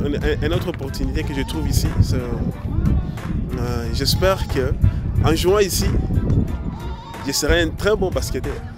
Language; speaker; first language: French; non-native, learner; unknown